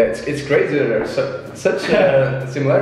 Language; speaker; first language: English; non-native, fluent; Dutch